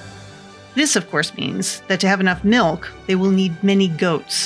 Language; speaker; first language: English; native; English